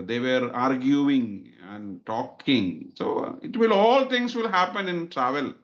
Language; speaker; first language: English; non-native, local second language; Malayalam